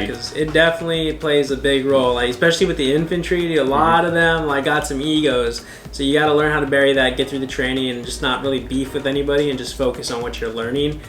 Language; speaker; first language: English; native; English